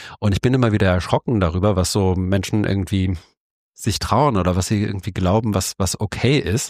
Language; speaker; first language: German; native; German